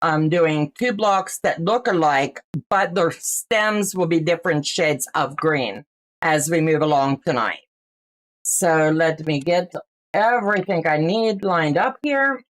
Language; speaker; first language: English; native; English